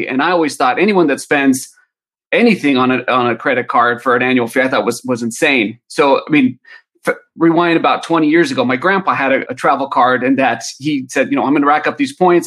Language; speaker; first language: English; native; English